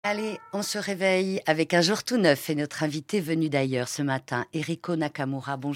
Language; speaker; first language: French; native; French